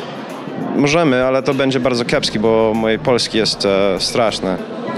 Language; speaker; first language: Polish; non-native, learner; English